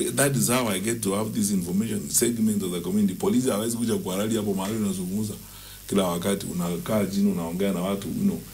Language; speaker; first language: English; non-native, local second language; Swahili